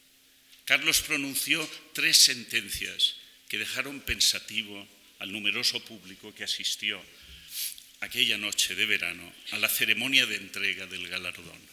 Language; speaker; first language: Spanish; native; Spanish